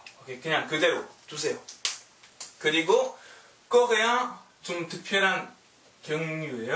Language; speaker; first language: Korean; non-native, learner; French